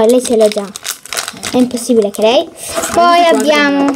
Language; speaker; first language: Italian; native; Italian